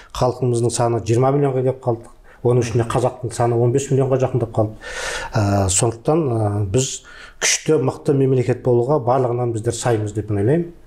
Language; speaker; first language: Kazakh; native; Kazakh